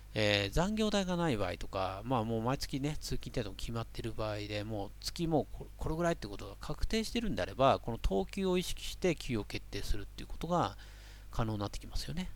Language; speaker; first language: Japanese; native; Japanese